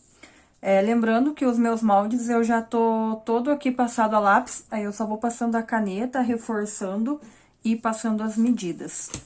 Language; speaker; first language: Portuguese; native; Portuguese